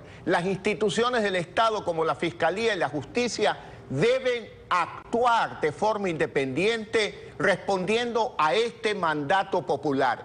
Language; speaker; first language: Spanish; native; Spanish